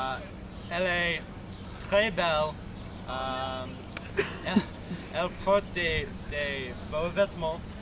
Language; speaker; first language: French; non-native, learner; English